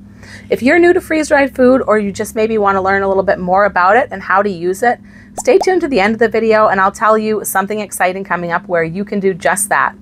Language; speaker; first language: English; native; English